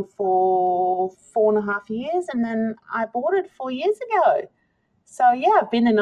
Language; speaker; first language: English; native; English